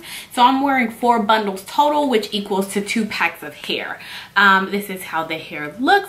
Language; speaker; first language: English; native; English